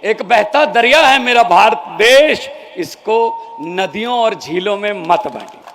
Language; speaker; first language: Hindi; non-native, local second language; Punjabi